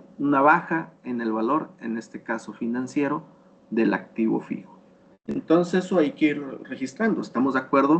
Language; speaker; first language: Spanish; native; Spanish